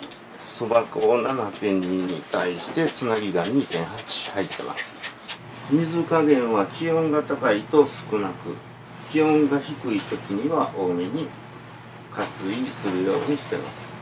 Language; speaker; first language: Japanese; native; Japanese